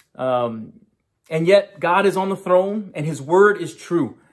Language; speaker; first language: English; native; English